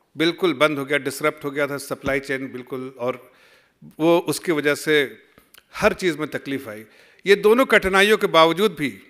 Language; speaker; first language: Hindi; native; Hindi